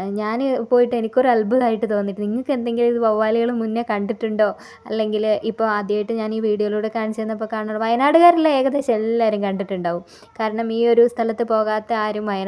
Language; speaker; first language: Malayalam; native; Malayalam